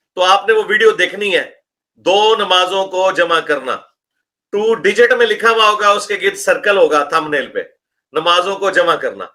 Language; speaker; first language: Urdu; non-native, local second language; Punjabi